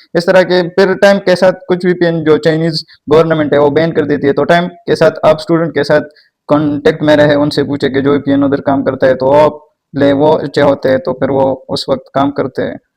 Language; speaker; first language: Urdu; non-native, local second language; Pashto